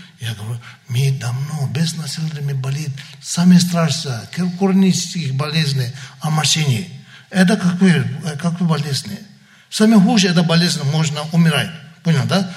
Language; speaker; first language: Russian; non-native, learner; Tibetan